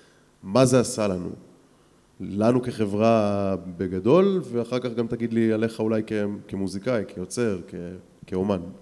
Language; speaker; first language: Hebrew; native; Hebrew